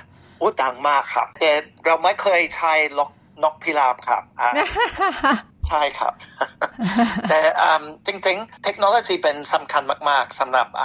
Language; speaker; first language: Thai; non-native, fluent; English